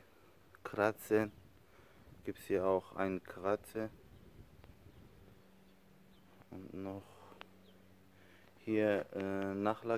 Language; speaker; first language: German; non-native, learner; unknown